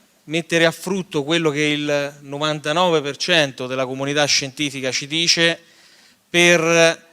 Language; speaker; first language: Italian; native; Italian